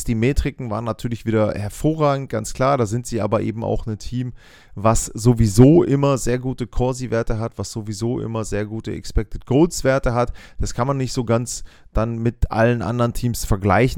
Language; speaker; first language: German; native; German